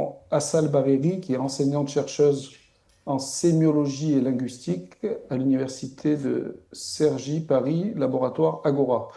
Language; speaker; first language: French; native; French